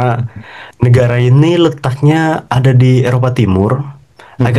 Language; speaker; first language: Indonesian; native; Indonesian